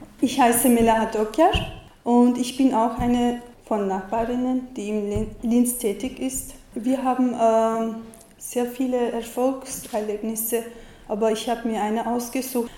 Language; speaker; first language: German; non-native, learner; Turkish